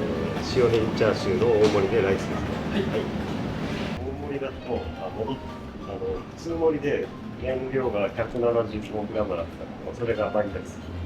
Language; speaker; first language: Japanese; native; Japanese